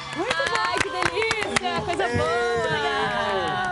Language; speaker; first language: Portuguese; native; Portuguese